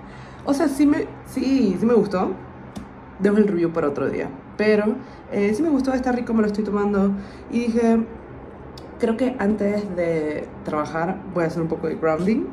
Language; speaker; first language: Spanish; native; Spanish